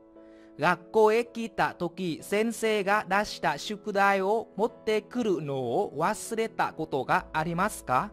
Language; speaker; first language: Japanese; non-native, fluent; Vietnamese